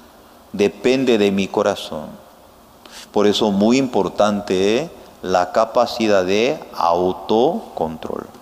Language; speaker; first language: Spanish; non-native, learner; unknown